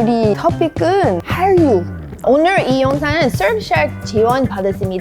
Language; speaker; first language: Korean; non-native, learner; English